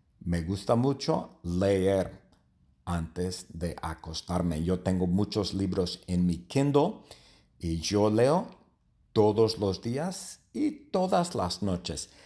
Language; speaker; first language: Spanish; non-native, learner; English